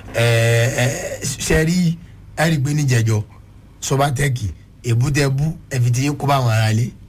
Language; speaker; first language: Yoruba; native; Yoruba